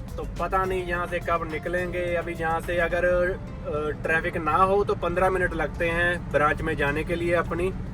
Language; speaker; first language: Hindi; non-native, local second language; Punjabi